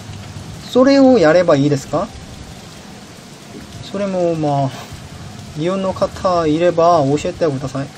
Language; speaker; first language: Japanese; non-native, learner; Korean